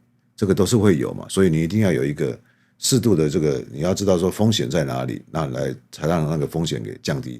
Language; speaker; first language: Chinese; native; Chinese